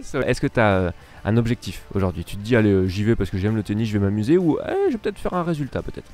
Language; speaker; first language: French; native; French